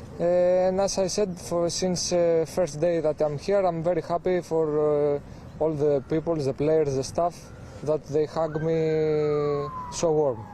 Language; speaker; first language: English; non-native, fluent; Greek